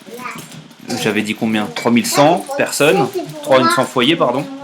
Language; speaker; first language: French; native; French